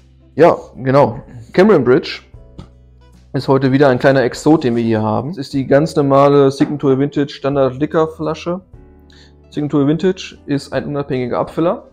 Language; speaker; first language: German; native; German